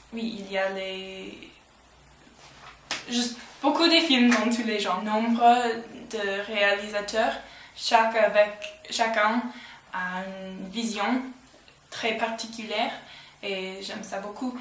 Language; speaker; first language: French; non-native, learner; English